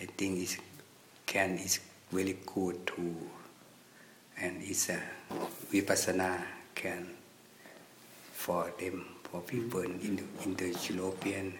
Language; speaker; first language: English; non-native, learner; Thai